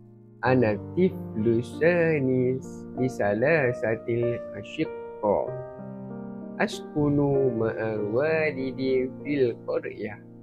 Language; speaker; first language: Arabic; non-native, learner; Malay